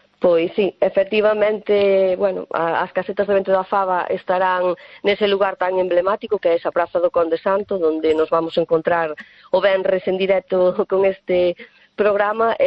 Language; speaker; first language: Galician; native; Galician